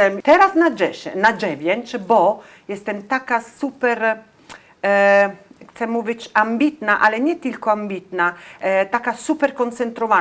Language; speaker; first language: Polish; non-native, learner; Italian